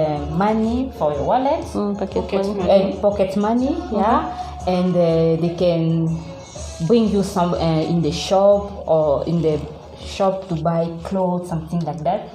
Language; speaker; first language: English; non-native, learner; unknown